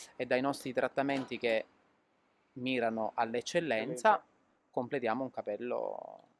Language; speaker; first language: Italian; native; Italian